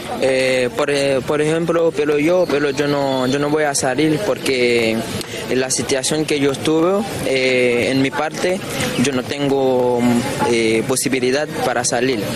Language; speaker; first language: Spanish; non-native, learner; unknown